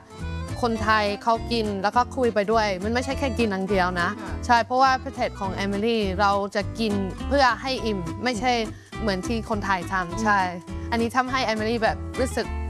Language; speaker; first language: Thai; non-native, fluent; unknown